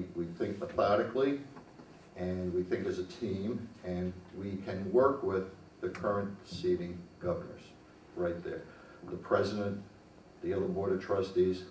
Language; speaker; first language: English; native; English